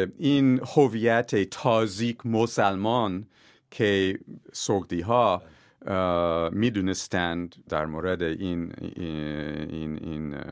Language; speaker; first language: Persian; non-native, fluent; English